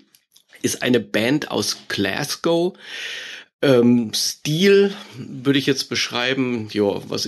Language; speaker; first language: German; native; German